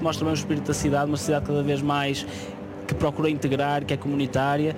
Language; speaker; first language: Portuguese; native; Portuguese